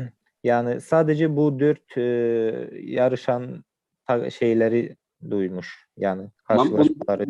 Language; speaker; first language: Turkish; non-native, fluent; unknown